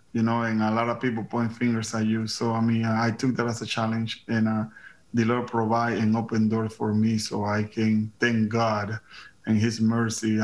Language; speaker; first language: English; non-native, fluent; Spanish